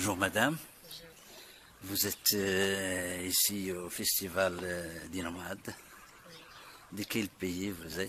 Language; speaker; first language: French; non-native, local second language; Arabic